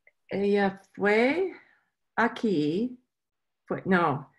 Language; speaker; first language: Spanish; non-native, learner; English